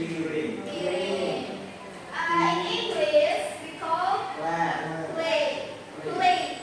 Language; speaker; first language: English; non-native, learner; Indonesian